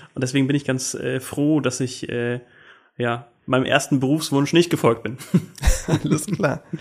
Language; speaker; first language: German; native; German